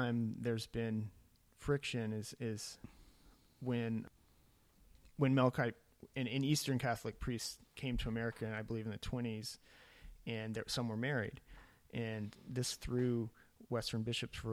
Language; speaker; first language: English; native; English